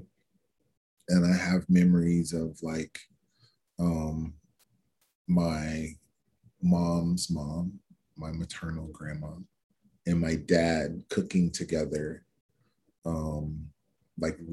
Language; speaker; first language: English; native; English